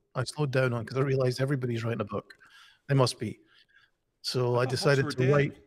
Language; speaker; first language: English; native; English